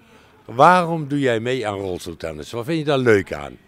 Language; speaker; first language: Dutch; native; Dutch